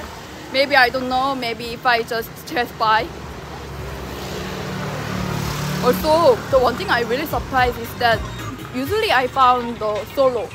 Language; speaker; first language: English; non-native, learner; Korean